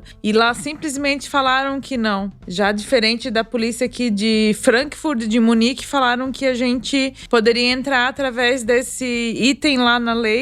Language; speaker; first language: Portuguese; native; Portuguese